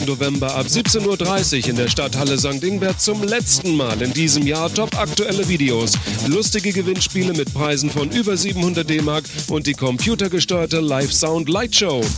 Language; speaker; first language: German; native; German